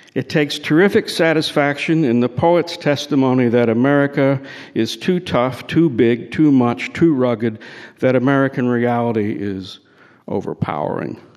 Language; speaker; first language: English; native; English